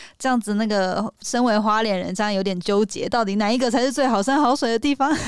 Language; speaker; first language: Chinese; native; Chinese